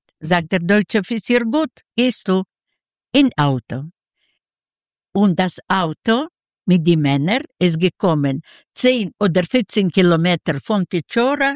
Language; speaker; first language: German; non-native, learner; Yiddish